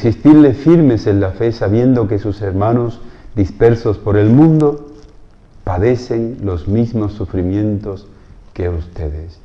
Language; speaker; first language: Spanish; native; Spanish